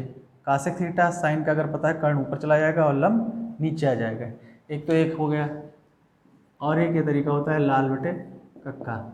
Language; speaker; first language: Hindi; native; Hindi